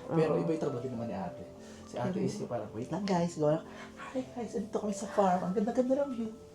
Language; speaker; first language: Filipino; native; Filipino